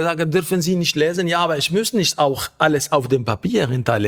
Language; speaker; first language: German; non-native, fluent; Arabic